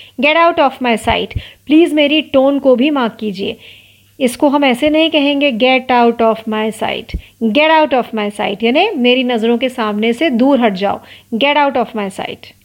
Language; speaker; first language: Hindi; non-native, local second language; Marathi